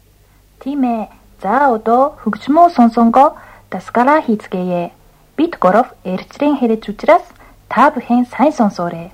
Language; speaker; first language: Mongolian; non-native, fluent; Japanese